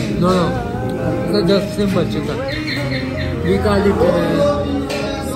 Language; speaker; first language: English; non-native, learner; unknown